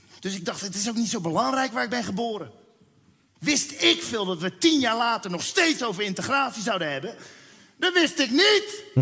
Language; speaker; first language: Dutch; early bilingual, other home language; Spanish